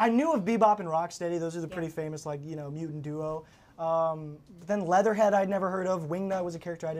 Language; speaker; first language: English; native; English